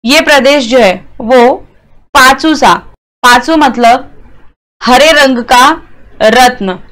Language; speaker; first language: Hindi; non-native, local second language; Marathi